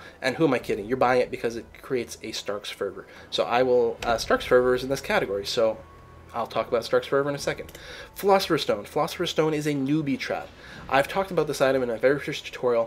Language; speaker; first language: English; native; English